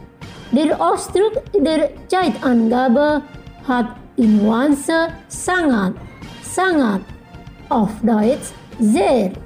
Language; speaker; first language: German; non-native, learner; Indonesian